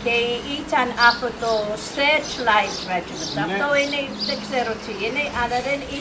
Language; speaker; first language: Greek; non-native, fluent; English